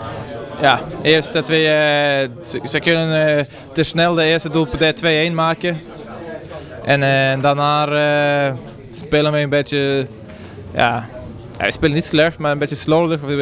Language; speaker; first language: Dutch; non-native, fluent; Swedish